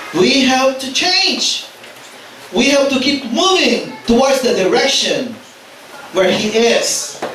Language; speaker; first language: English; non-native, local second language; Filipino